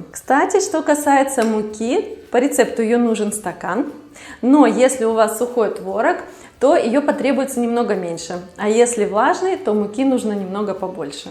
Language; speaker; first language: Russian; native; Russian